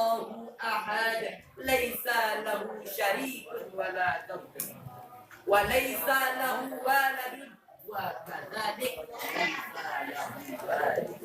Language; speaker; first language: Arabic; non-native, learner; Indonesian